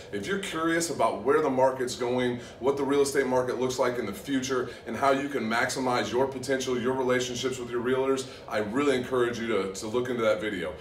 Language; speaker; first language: English; native; English